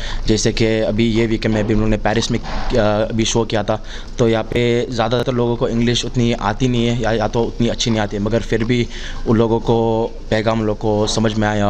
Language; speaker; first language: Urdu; early bilingual, heritage; Urdu